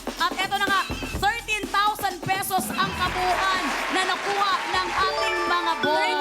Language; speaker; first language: Filipino; non-native, local second language; Cebuano